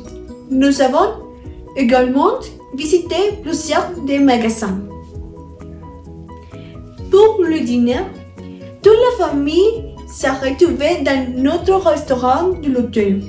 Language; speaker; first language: French; non-native, learner; Spanish